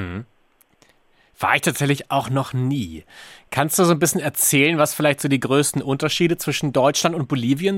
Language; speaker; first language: German; native; German